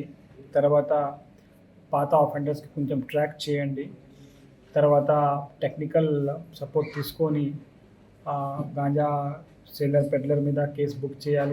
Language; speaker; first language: Telugu; non-native, fluent; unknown